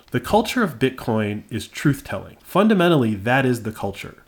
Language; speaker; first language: English; native; English